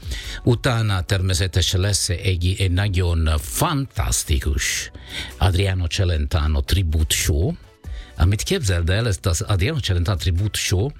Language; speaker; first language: Hungarian; non-native, fluent; Italian